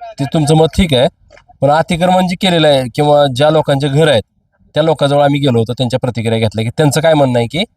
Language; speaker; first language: Marathi; native; Marathi